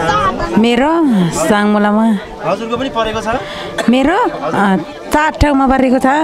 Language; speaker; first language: Nepali; non-native, local second language; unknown